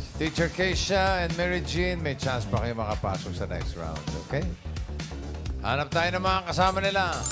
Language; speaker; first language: Filipino; native; Filipino